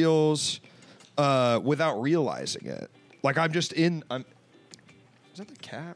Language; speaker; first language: English; native; English